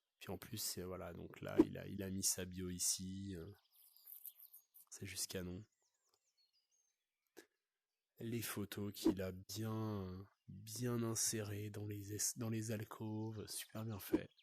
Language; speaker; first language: French; native; French